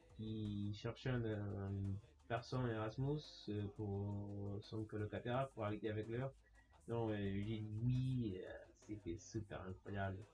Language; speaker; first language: French; non-native, learner; Spanish